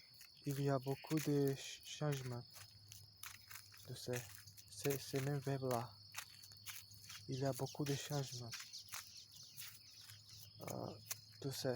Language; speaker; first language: French; non-native, learner; Portuguese